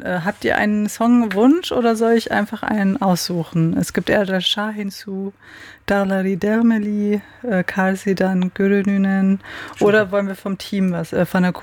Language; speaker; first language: German; native; German